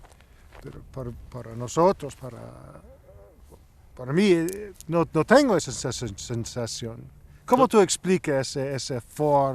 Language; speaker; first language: Spanish; non-native, learner; English